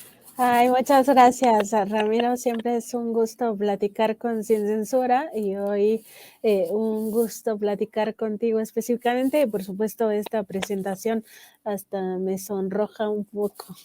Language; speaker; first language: Spanish; native; Spanish